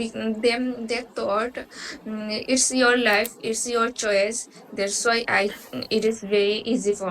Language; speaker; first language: English; non-native, learner; Bangla